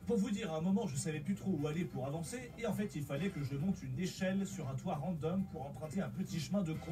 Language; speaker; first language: French; native; French